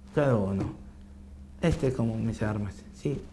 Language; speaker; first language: Spanish; non-native, learner; Arabic